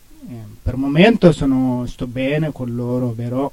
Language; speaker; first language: Italian; non-native, learner; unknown